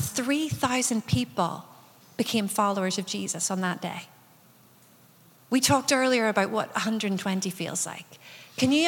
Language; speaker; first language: English; native; English